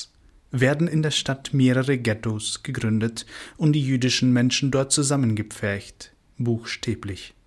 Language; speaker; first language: German; native; German